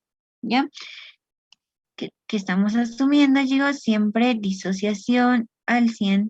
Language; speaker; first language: Spanish; native; Spanish